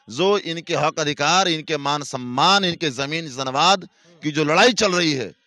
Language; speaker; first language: Hindi; native; Hindi